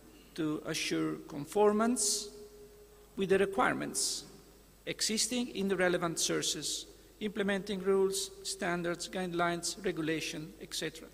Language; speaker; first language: English; non-native, fluent; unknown